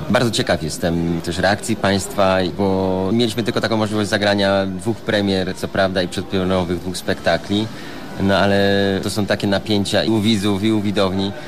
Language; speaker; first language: Polish; native; Polish